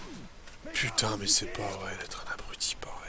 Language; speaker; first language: French; native; French